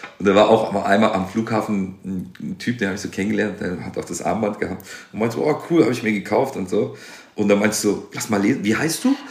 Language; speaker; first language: German; native; German